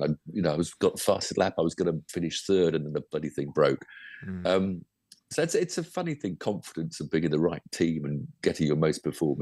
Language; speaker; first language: English; native; English